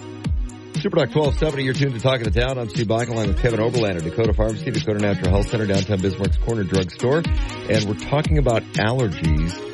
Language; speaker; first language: English; native; English